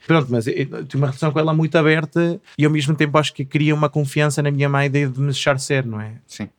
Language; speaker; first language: Portuguese; non-native, fluent; Spanish